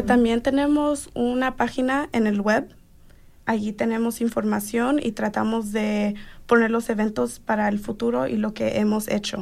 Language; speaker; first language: Spanish; early bilingual, heritage; Spanish